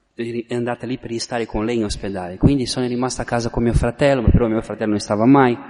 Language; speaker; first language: Italian; non-native, fluent; Portuguese